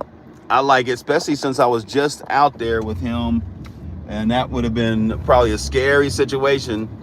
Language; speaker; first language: English; native; English